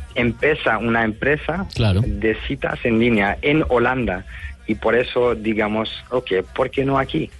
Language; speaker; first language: Spanish; non-native, learner; Dutch